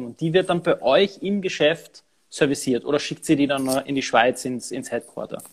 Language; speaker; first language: German; native; German